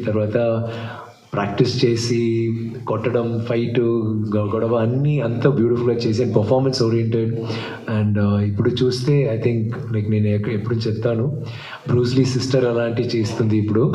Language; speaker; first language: Telugu; non-native, learner; Tamil